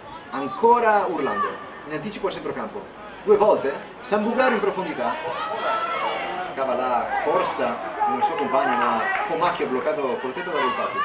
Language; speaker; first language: Italian; native; Italian